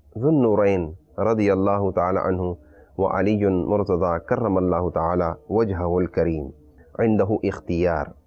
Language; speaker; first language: Arabic; non-native, fluent; Urdu